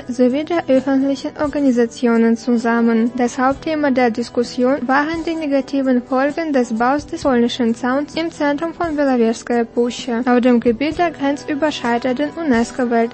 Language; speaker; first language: German; non-native, fluent; Russian